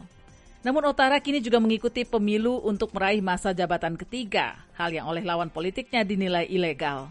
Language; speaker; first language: Indonesian; native; Indonesian